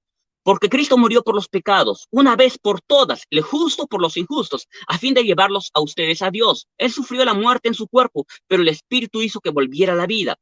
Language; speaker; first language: Spanish; native; Spanish